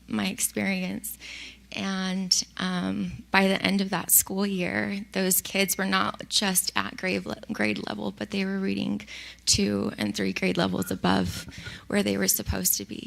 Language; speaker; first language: English; early bilingual, other home language; Spanish